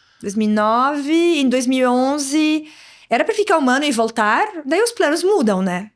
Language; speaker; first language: Portuguese; non-native, fluent; Arabic